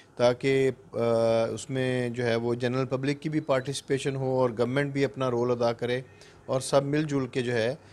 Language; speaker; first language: Urdu; non-native, local second language; Punjabi